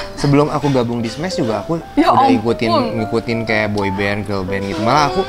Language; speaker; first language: Indonesian; native; Indonesian